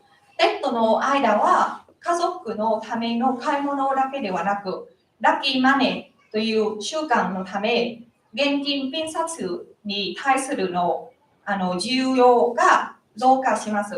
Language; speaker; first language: Japanese; non-native, learner; Vietnamese